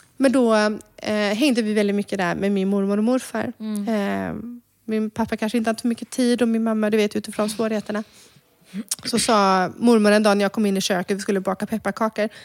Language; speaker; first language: Swedish; native; Swedish